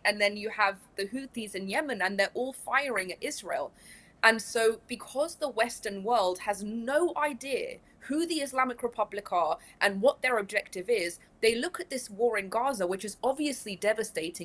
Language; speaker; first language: English; early bilingual, other home language; Persian